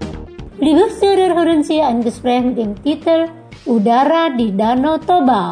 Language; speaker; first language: German; non-native, fluent; Indonesian